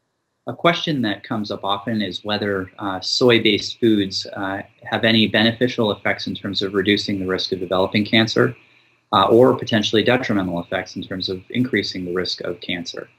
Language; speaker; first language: English; native; English